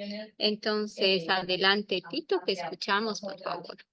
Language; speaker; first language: Spanish; native; Spanish